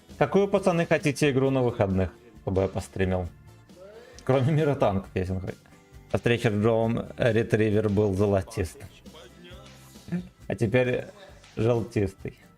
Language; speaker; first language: Russian; native; Russian